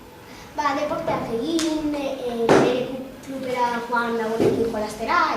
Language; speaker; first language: Basque; non-native, local second language; Spanish